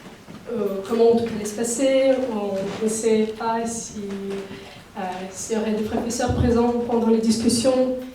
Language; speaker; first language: French; non-native, fluent; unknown